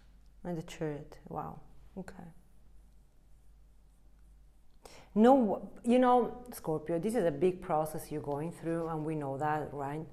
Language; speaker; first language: English; non-native, fluent; Italian